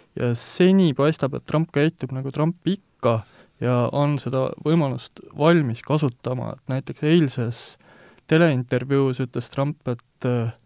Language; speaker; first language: Estonian; native; Estonian